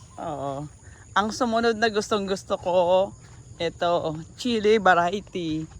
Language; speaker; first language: Filipino; native; Filipino